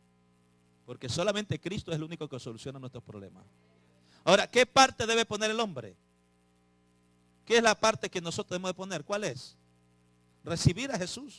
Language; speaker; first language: Spanish; native; Spanish